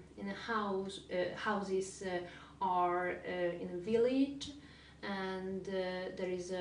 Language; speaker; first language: English; non-native, learner; Hungarian